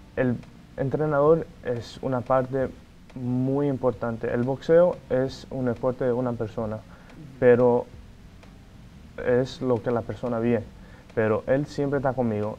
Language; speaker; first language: Spanish; non-native, fluent; Portuguese